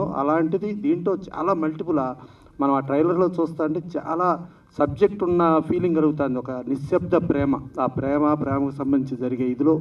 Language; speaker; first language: Telugu; native; Telugu